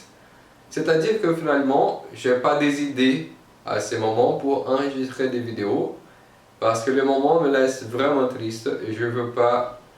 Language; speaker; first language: French; non-native, fluent; Portuguese